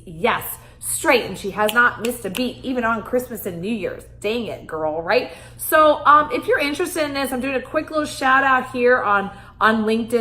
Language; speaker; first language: English; native; English